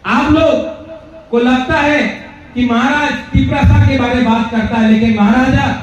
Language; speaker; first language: Hindi; non-native, local second language; Kok Borok